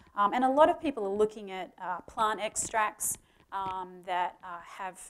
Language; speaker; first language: English; native; English